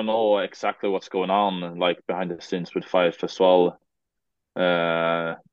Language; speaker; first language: English; non-native, fluent; Swedish